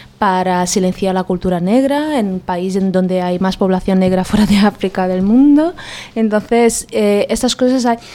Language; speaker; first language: Spanish; non-native, fluent; Portuguese